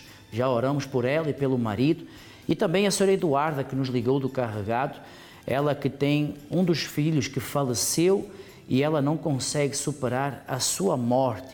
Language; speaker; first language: Portuguese; native; Portuguese